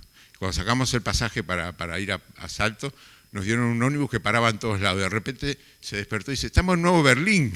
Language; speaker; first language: Spanish; native; Spanish